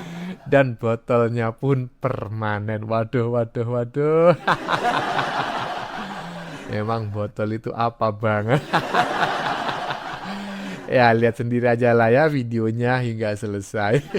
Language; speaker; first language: Indonesian; native; Indonesian